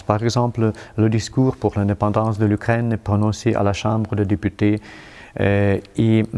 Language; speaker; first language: French; non-native, fluent; Ukrainian